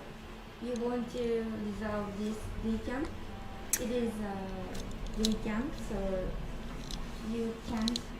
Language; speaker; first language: English; non-native, learner; Japanese